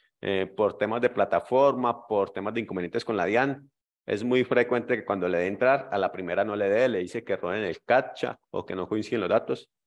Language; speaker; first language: Spanish; native; Spanish